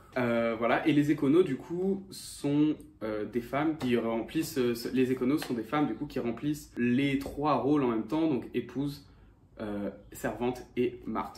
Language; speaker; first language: French; native; French